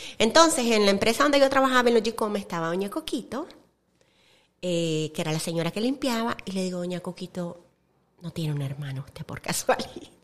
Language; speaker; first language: Spanish; native; Spanish